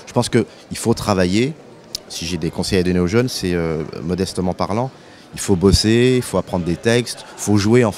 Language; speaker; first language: French; native; French